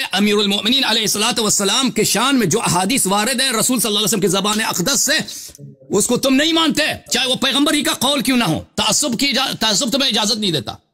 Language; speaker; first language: Urdu; native; Urdu